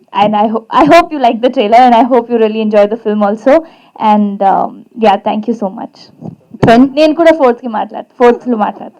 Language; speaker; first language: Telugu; non-native, fluent; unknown